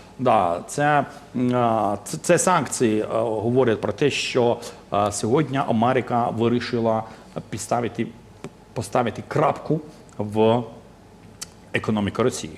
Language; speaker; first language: Ukrainian; non-native, local second language; Russian